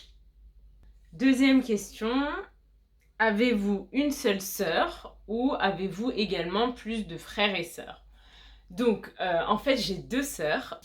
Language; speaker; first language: French; native; French